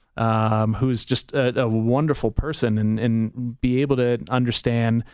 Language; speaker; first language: English; early bilingual, other home language; German